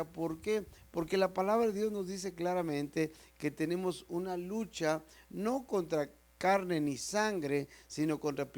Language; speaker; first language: Spanish; native; Spanish